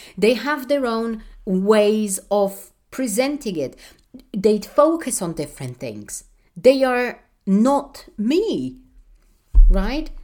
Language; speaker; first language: English; non-native, fluent; Polish